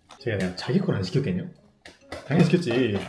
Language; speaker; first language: Korean; native; Korean